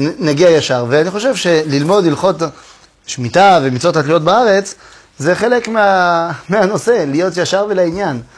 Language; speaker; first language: Hebrew; non-native, fluent; French